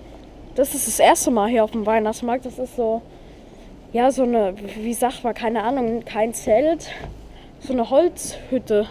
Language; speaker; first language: German; native; German